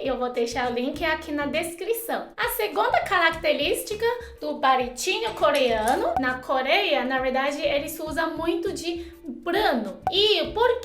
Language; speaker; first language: Portuguese; non-native, fluent; Chinese